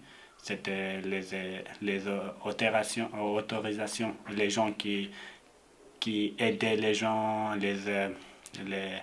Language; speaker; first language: French; non-native, learner; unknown